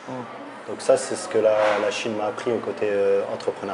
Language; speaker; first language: French; early bilingual, other home language; Arabic